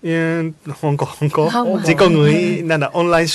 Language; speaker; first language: Vietnamese; non-native, learner; Japanese